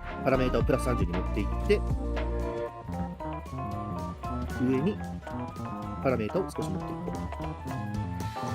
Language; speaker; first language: Japanese; native; Japanese